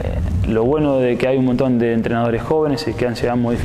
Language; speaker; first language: Spanish; native; Spanish